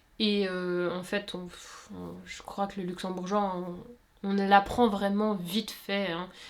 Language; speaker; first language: French; native; French